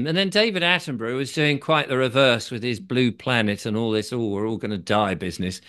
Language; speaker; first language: English; native; English